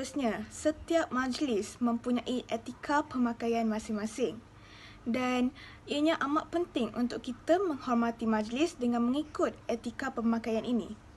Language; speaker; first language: Malay; native; Malay